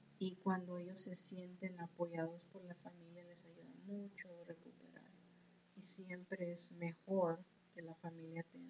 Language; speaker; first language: Spanish; early bilingual, heritage; Spanish